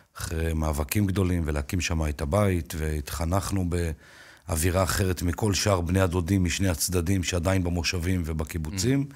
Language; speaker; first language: Hebrew; native; Hebrew